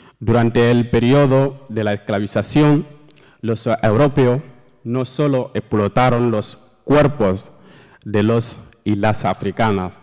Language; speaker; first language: Spanish; non-native, learner; Fula